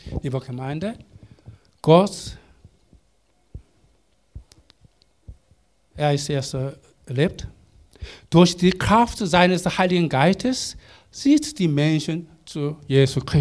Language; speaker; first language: German; non-native, learner; Korean